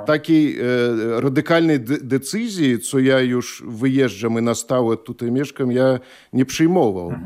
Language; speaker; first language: Polish; non-native, fluent; Belarusian